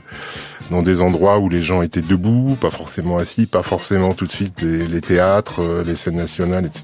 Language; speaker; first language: French; native; French